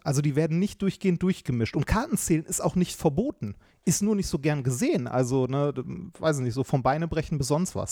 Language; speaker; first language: German; native; German